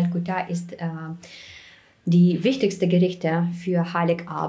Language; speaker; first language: German; non-native, fluent; Ukrainian